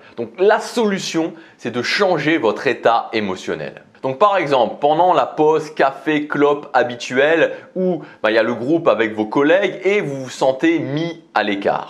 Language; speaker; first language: French; native; French